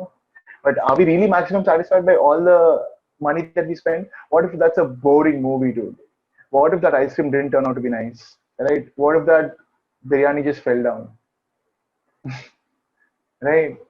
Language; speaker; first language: English; non-native, local second language; Hindi